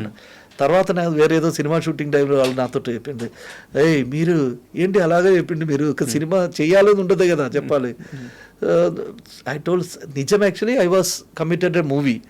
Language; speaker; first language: Telugu; non-native, fluent; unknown